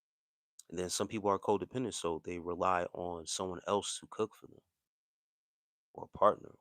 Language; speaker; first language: English; native; English